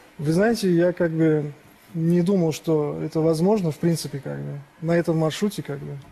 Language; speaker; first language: Russian; native; Russian